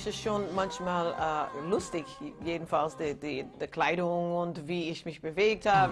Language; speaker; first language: German; non-native, fluent; English